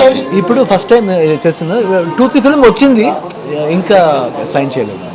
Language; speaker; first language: Telugu; non-native, learner; Kannada